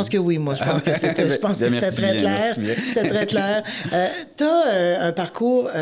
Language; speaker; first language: French; native; French